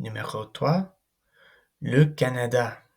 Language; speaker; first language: French; non-native, fluent; English